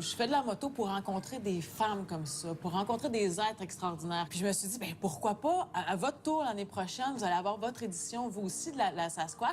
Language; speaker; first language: French; native; French